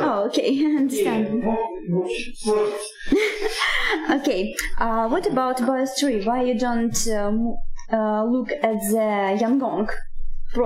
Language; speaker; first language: English; non-native, learner; Russian